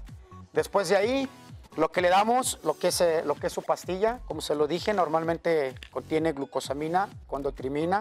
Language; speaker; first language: Spanish; native; Spanish